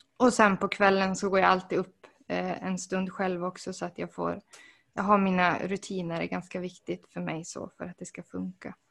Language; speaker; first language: Swedish; native; Swedish